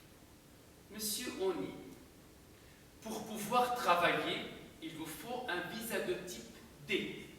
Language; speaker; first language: French; non-native, local second language; Arabic